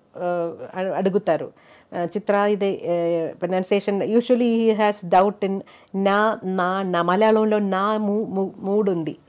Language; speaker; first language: Telugu; non-native, local second language; Malayalam